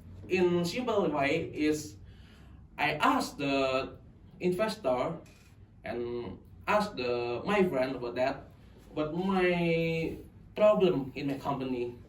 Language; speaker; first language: English; non-native, local second language; Indonesian